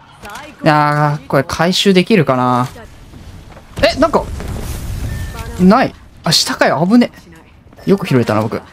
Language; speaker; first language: Japanese; native; Japanese